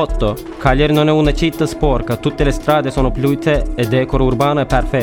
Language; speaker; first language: Italian; non-native, learner; Turkish